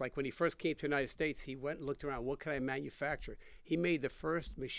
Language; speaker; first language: English; native; English